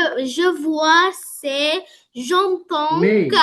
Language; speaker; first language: French; non-native, learner; Arabic